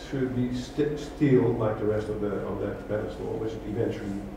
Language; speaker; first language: English; non-native, fluent; Dutch